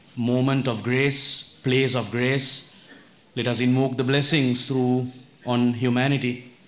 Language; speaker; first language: English; non-native, local second language; Sinhala